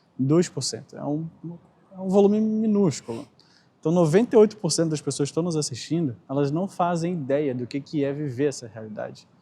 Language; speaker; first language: Portuguese; native; Portuguese